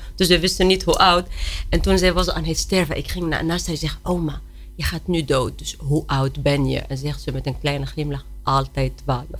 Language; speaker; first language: Dutch; non-native, fluent; Arabic